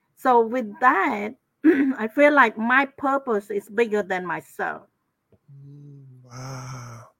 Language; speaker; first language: English; non-native, fluent; Khmer